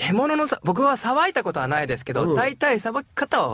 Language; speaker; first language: Japanese; native; Japanese